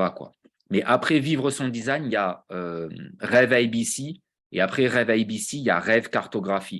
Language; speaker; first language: French; native; French